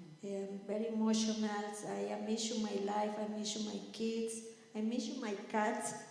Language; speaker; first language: English; non-native, learner; Spanish